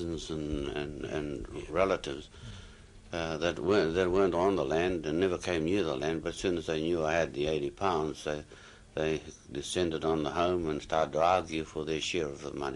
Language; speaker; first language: English; native; English